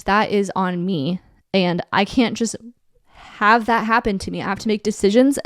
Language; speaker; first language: English; native; English